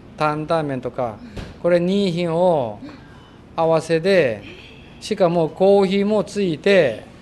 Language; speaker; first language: Japanese; non-native, fluent; Chinese